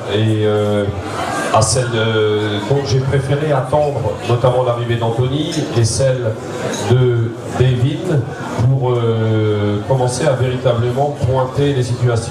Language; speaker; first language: French; native; French